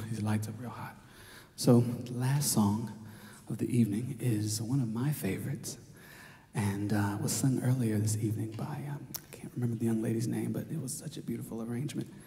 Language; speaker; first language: English; native; English